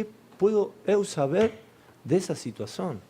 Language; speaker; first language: Portuguese; non-native, learner; Spanish